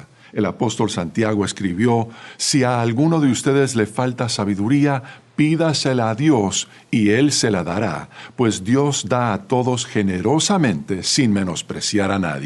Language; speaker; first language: Spanish; native; Spanish